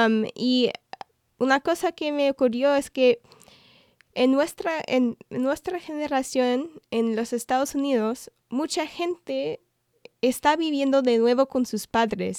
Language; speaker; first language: Spanish; non-native, fluent; English